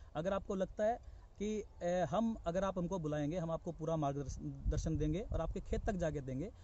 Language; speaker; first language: Hindi; native; Hindi